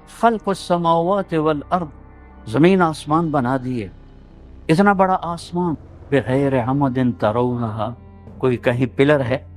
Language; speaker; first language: Urdu; non-native, local second language; Punjabi